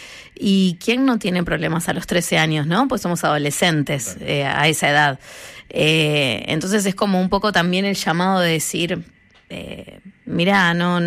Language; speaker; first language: Spanish; native; Spanish